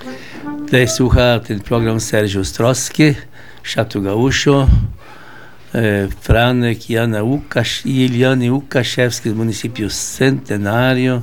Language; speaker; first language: Polish; early bilingual, heritage; Polish